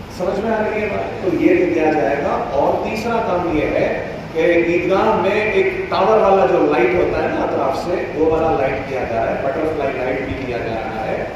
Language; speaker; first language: Hindi; non-native, local second language; Urdu